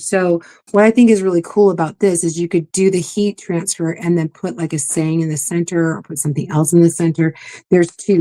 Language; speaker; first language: English; native; English